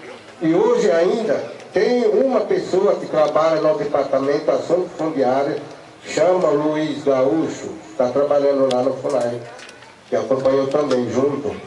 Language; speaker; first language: Portuguese; non-native, local second language; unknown